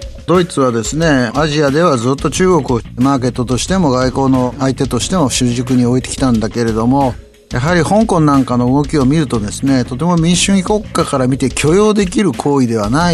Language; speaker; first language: Japanese; native; Japanese